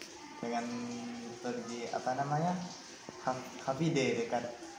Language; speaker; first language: Indonesian; non-native, learner; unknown